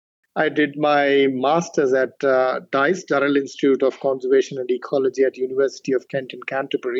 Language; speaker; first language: English; non-native, local second language; Kannada